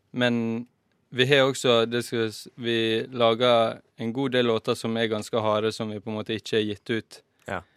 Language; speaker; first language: Norwegian; native; Norwegian